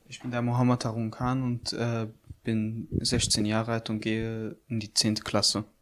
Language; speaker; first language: German; early bilingual, other home language; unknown